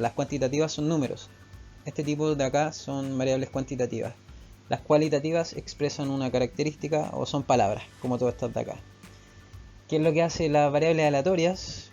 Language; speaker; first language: Spanish; native; Spanish